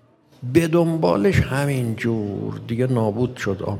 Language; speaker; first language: Persian; native; Persian